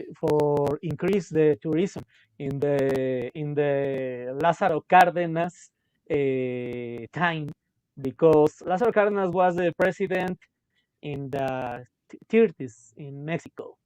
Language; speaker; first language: English; non-native, local second language; Spanish